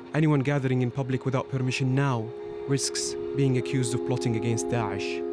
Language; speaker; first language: English; non-native, fluent; Burmese